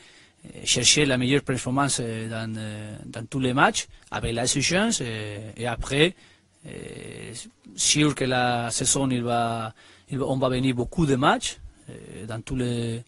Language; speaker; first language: French; non-native, learner; Spanish